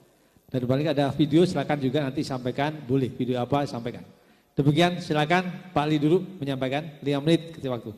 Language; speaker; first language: Indonesian; native; Indonesian